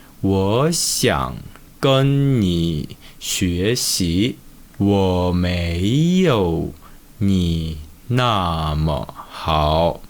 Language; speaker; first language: Chinese; non-native, fluent; Korean